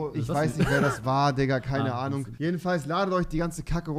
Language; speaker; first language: German; native; German